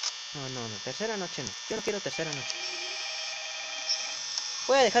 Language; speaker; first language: Spanish; native; Spanish